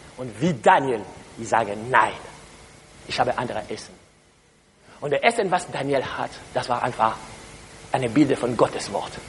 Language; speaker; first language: German; non-native, learner; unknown